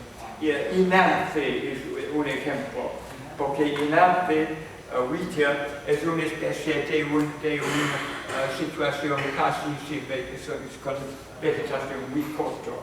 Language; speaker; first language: Spanish; non-native, fluent; English